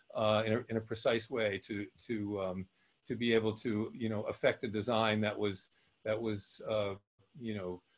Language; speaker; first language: English; native; English